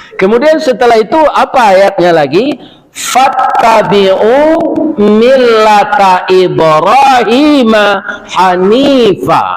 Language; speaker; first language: Malay; non-native, local second language; Minangkabau